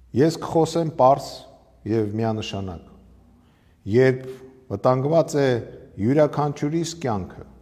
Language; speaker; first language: Armenian; native; Armenian